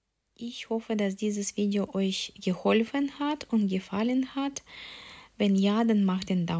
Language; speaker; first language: German; non-native, fluent; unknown